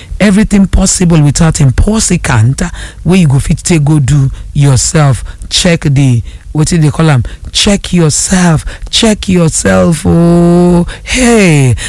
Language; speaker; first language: Nigerian Pidgin; non-native, local second language; Igbo